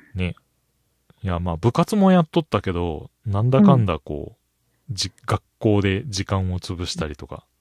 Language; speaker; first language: Japanese; native; Japanese